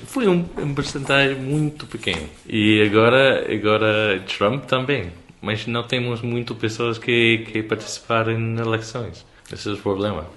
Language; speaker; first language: Portuguese; non-native, learner; English